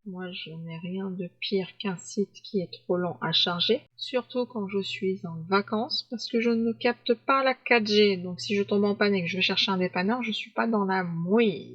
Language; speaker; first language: French; native; French